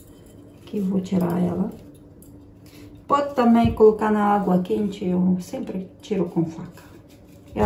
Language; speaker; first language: Portuguese; non-native, fluent; Ukrainian